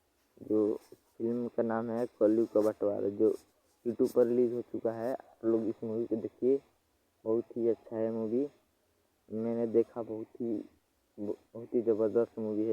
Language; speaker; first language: Hindi; non-native, local second language; Bhojpuri